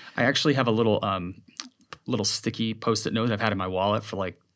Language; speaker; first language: English; native; English